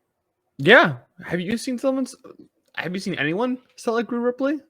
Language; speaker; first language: English; native; English